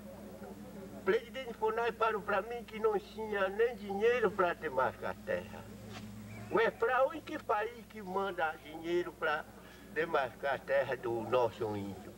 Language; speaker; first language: Portuguese; non-native, local second language; Kayapó